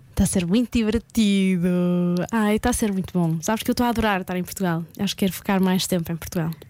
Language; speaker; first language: Portuguese; native; Portuguese